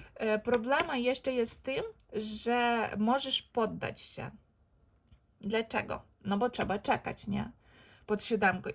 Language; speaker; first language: Polish; non-native, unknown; Ukrainian